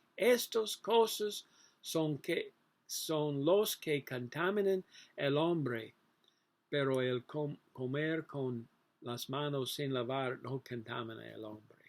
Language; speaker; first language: Spanish; non-native, learner; English